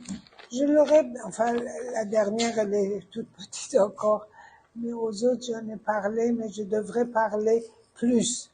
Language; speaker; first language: French; non-native, fluent; Persian